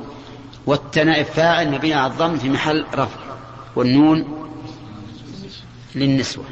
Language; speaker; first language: Arabic; native; Arabic